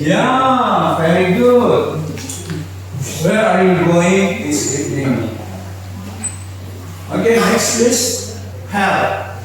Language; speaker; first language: English; non-native, fluent; Indonesian